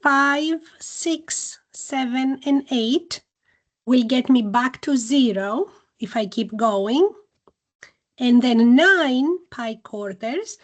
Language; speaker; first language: English; non-native, fluent; Greek